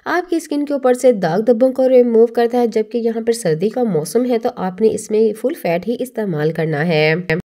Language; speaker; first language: Hindi; native; Hindi